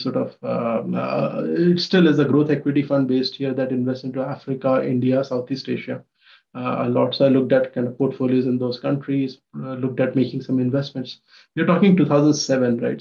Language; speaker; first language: English; non-native, local second language; Hindi